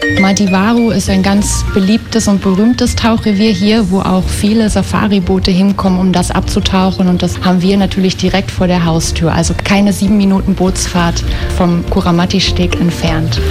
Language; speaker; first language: German; native; German